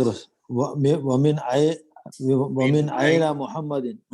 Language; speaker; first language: Arabic; non-native, learner; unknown